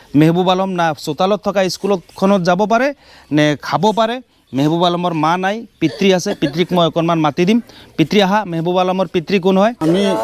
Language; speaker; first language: Assamese; non-native, local second language; Bangla